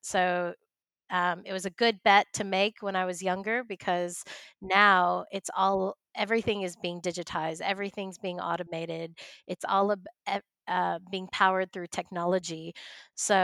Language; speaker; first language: English; native; English